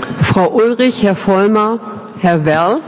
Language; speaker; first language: German; native; German